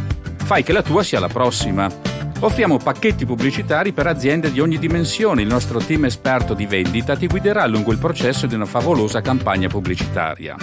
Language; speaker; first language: Italian; native; Italian